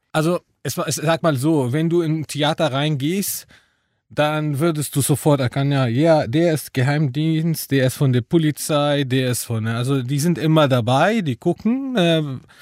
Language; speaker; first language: German; non-native, fluent; Arabic